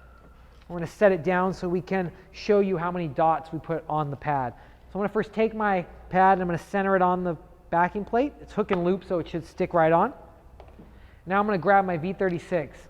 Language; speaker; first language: English; native; English